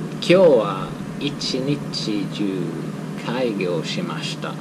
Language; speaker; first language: Japanese; non-native, learner; Swedish